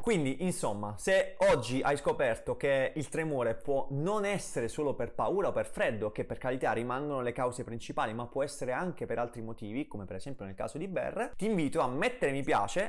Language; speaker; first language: Italian; native; Italian